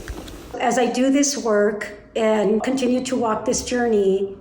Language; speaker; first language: English; native; English